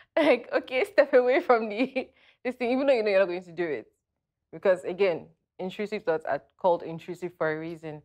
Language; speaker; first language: English; non-native, local second language; Yoruba